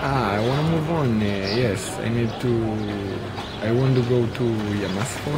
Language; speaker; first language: English; non-native, fluent; Hebrew